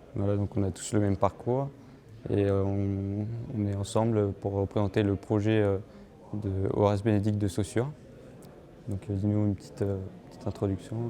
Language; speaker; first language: French; native; French